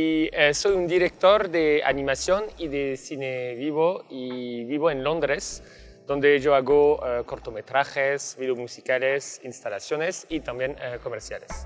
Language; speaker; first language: Spanish; non-native, fluent; French